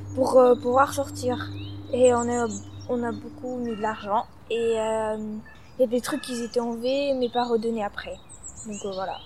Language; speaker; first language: French; early bilingual, other home language; Russian